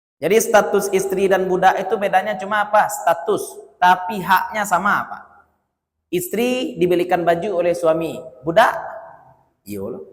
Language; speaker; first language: Malay; non-native, local second language; Minangkabau